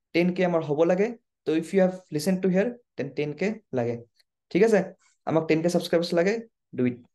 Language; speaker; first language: English; non-native, local second language; Assamese